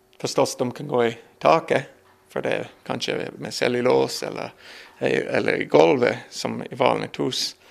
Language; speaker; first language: Swedish; non-native, learner; English